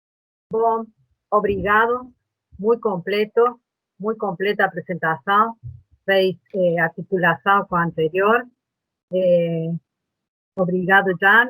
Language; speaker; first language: Portuguese; non-native, learner; Spanish